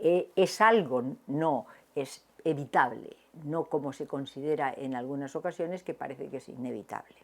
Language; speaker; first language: Spanish; native; Spanish